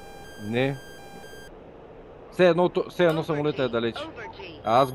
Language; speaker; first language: Bulgarian; native; Bulgarian